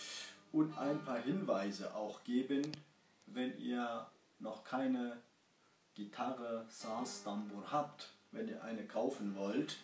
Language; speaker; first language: German; early bilingual, other home language; Kurdish